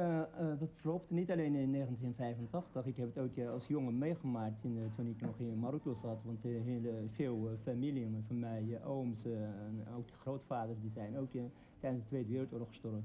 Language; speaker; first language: Dutch; non-native, fluent; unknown